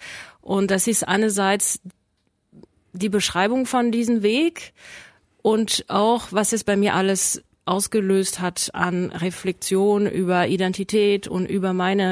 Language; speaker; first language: German; non-native, fluent; French